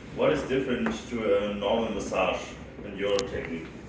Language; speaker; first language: English; non-native, fluent; German